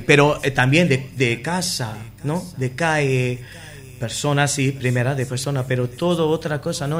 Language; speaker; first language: Spanish; non-native, learner; English